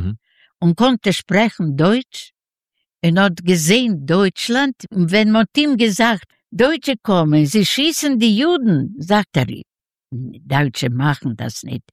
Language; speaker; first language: German; non-native, learner; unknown